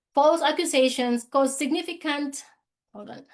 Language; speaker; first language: English; non-native, local second language; Filipino